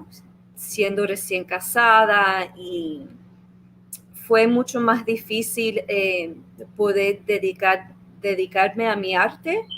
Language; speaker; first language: Spanish; early bilingual, heritage; Spanish